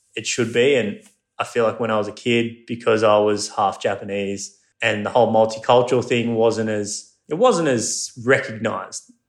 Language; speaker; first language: English; non-native, local second language; Japanese